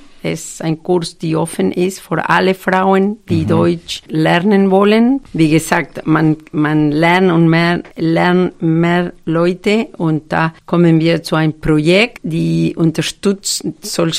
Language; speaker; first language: German; non-native, fluent; Spanish